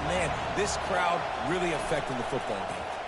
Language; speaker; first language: English; native; English